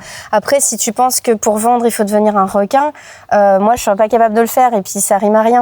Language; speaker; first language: French; native; French